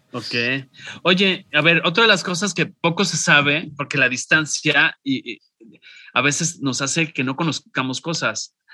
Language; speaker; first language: Spanish; native; Spanish